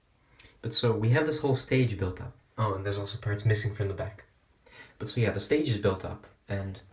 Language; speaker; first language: English; native; English